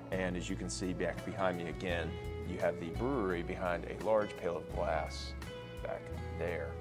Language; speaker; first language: English; native; English